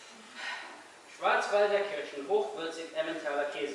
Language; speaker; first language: German; non-native, learner; English